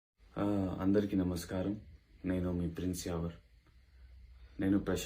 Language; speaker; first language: Telugu; non-native, local second language; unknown